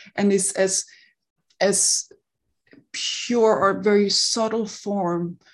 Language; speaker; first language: English; non-native, fluent; Danish